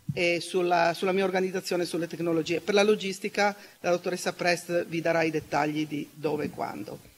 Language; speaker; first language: Italian; native; Italian